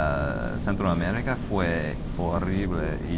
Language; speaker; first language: Spanish; non-native, fluent; English